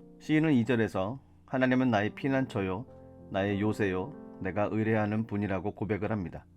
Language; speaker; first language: Korean; native; Korean